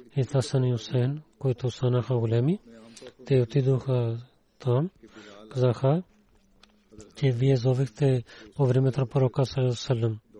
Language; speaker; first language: Bulgarian; non-native, learner; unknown